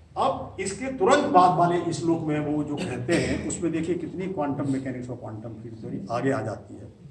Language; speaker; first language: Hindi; native; Hindi